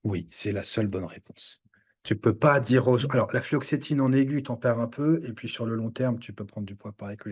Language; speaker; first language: French; native; French